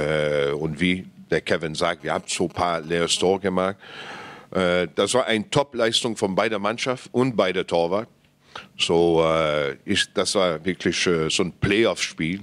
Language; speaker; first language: German; non-native, fluent; English